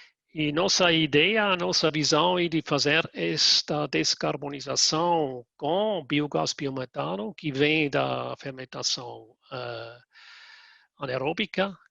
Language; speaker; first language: Portuguese; non-native, fluent; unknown